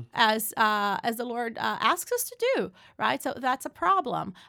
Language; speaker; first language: English; non-native, fluent; Portuguese